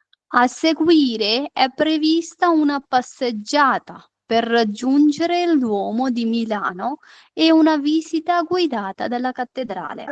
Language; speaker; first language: Italian; non-native, fluent; Urdu